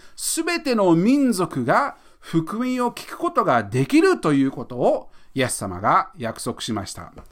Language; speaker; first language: Japanese; non-native, fluent; English